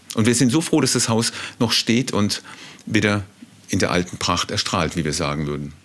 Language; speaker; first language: German; native; German